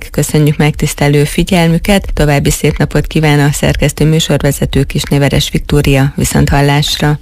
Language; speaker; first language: Hungarian; native; Hungarian